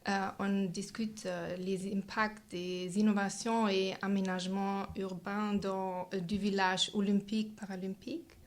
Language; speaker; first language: French; non-native, fluent; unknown